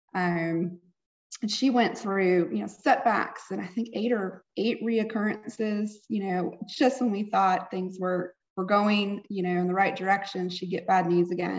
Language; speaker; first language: English; native; English